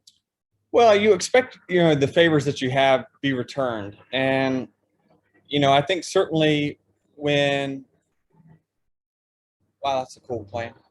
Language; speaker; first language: English; native; English